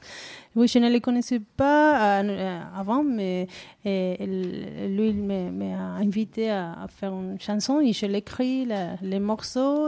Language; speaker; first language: French; non-native, learner; Spanish